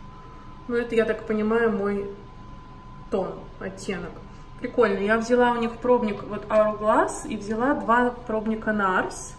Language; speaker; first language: Russian; native; Russian